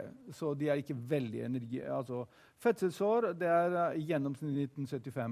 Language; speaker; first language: Norwegian; non-native, fluent; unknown